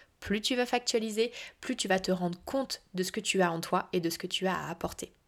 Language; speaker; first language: French; native; French